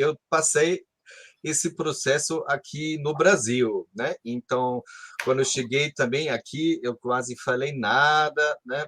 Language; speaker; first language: Portuguese; non-native, fluent; German